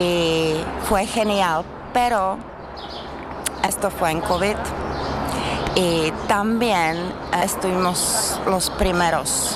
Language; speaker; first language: Spanish; non-native, fluent; Czech